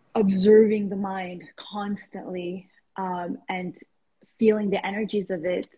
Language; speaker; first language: English; non-native, fluent; Persian